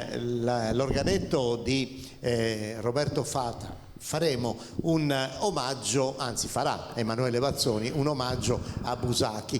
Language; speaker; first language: Italian; native; Italian